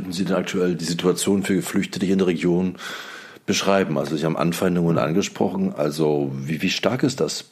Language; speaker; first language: German; native; German